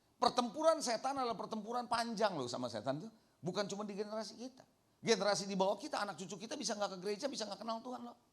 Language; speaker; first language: Indonesian; native; Indonesian